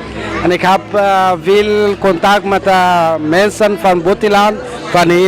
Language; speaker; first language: Dutch; non-native, learner; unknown